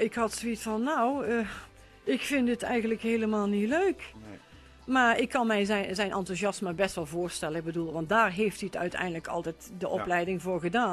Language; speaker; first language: Dutch; native; Dutch